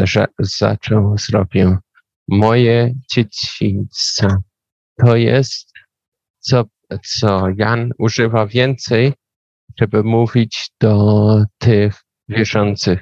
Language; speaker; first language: Polish; non-native, learner; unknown